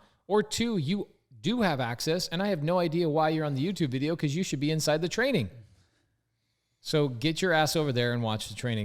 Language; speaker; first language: English; native; English